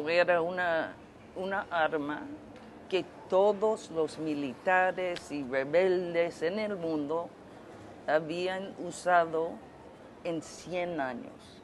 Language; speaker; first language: Spanish; non-native, fluent; English